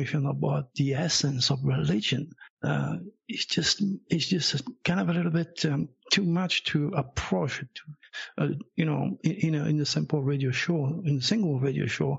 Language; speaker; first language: English; non-native, fluent; French